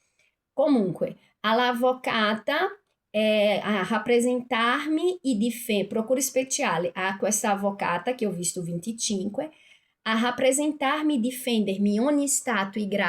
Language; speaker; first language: Italian; non-native, fluent; Portuguese